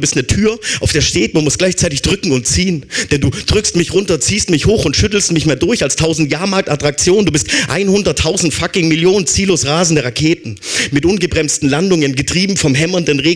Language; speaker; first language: German; native; German